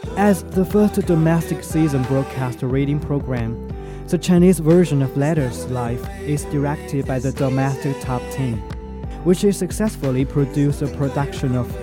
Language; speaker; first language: English; non-native, fluent; Chinese